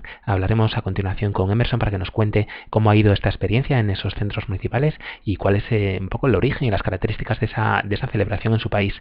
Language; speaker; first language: Spanish; native; Spanish